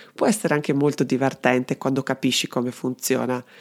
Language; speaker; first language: Italian; non-native, fluent; Serbian